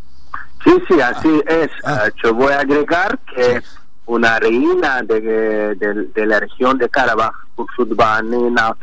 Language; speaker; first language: Spanish; non-native, learner; Azerbaijani